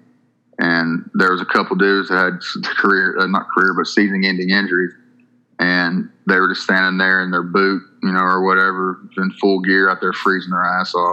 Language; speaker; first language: English; native; English